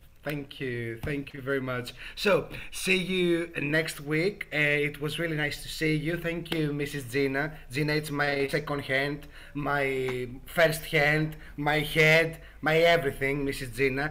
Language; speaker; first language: English; non-native, learner; Greek